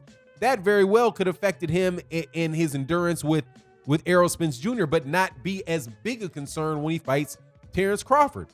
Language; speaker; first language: English; native; English